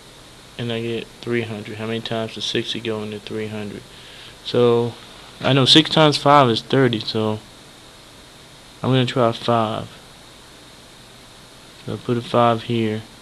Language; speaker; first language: English; native; English